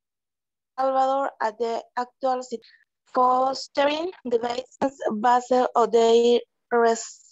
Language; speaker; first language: English; non-native, learner; Spanish